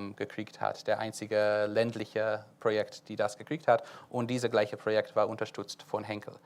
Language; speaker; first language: German; non-native, fluent; English